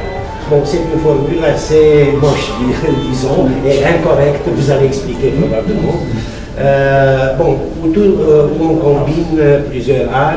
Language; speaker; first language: French; non-native, fluent; Romanian